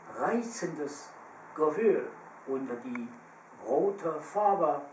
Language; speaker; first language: German; non-native, fluent; Chinese